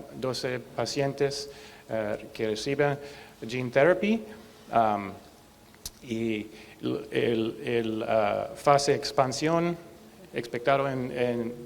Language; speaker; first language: Spanish; non-native, learner; English